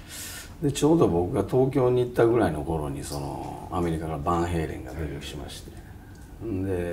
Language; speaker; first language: Japanese; native; Japanese